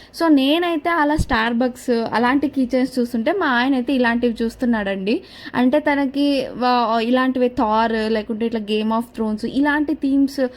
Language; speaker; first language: Telugu; non-native, local second language; Kannada